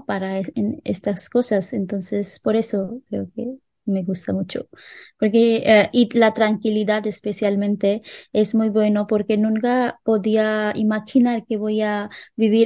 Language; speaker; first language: Spanish; non-native, local second language; Hindi